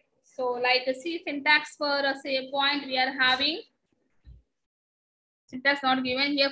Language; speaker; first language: English; non-native, local second language; Telugu